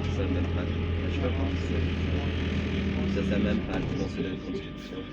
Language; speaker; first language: French; early bilingual, heritage; English